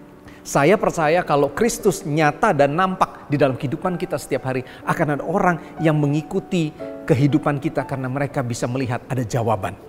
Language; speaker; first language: Indonesian; native; Indonesian